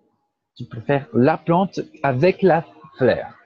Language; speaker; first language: French; non-native, fluent; Portuguese